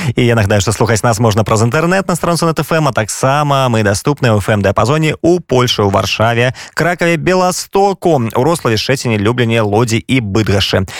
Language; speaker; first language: Belarusian; native; Belarusian